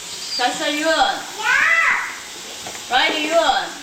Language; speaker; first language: Korean; native; Korean